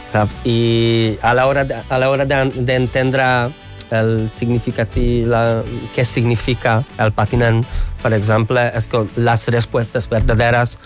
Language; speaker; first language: Catalan; non-native, fluent; Hungarian